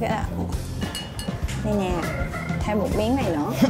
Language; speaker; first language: Vietnamese; native; Vietnamese